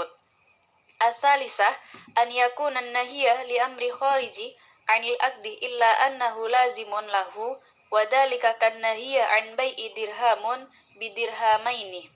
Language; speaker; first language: Arabic; non-native, learner; Indonesian